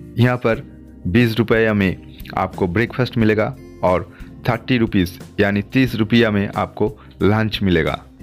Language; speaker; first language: Hindi; non-native, local second language; Bangla